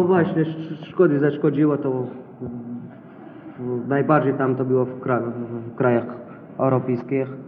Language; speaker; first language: Polish; non-native, learner; Arabic